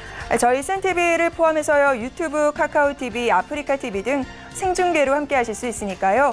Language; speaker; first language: Korean; native; Korean